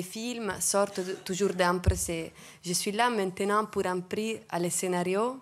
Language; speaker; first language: French; non-native, fluent; Italian